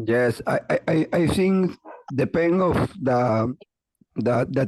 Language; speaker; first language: English; non-native, learner; Spanish